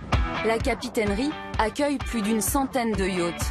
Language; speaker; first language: French; native; French